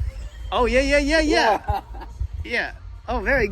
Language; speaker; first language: English; non-native, learner; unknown